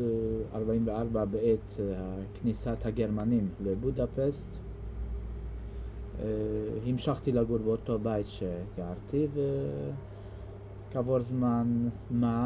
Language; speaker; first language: Hebrew; non-native, fluent; Hungarian